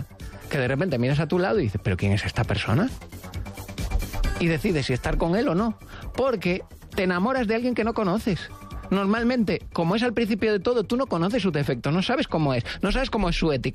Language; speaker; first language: Spanish; native; Spanish